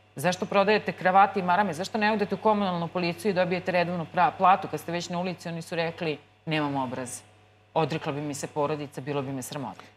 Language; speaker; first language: Serbian; native; Serbian